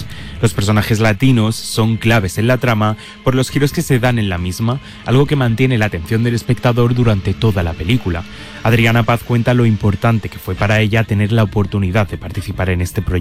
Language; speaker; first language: Spanish; native; Spanish